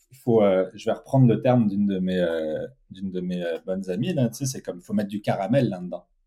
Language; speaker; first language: French; early bilingual, other home language; Portuguese